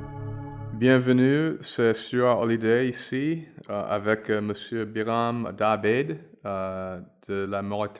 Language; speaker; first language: French; non-native, learner; English